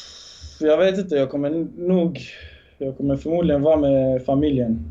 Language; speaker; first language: Swedish; early bilingual, other home language; Bosnian